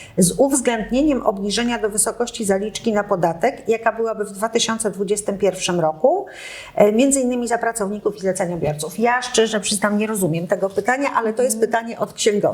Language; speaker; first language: Polish; native; Polish